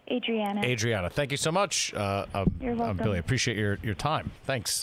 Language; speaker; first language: English; native; English